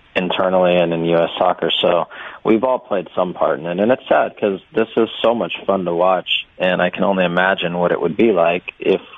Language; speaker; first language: English; native; English